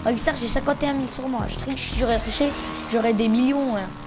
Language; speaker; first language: French; native; French